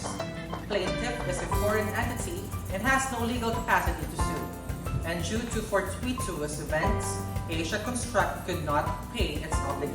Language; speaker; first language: English; non-native, local second language; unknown